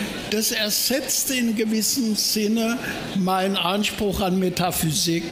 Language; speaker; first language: German; native; German